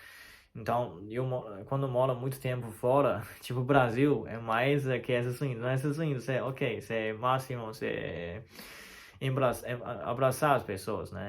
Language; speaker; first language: Portuguese; non-native, fluent; Chinese